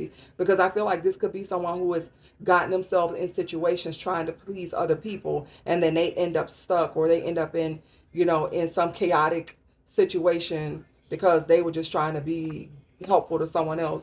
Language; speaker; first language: English; native; English